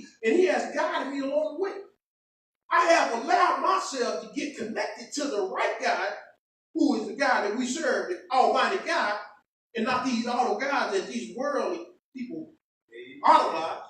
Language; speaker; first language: English; native; English